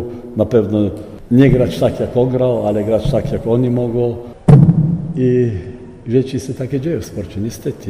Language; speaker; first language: Polish; non-native, fluent; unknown